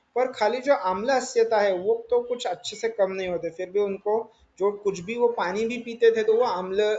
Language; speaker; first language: Hindi; non-native, local second language; Marathi